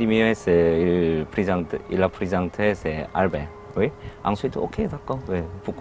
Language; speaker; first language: French; non-native, learner; Korean